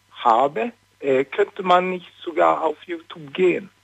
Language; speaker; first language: German; non-native, learner; Swedish